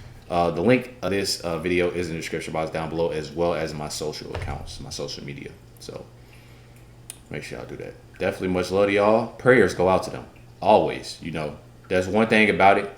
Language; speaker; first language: English; native; English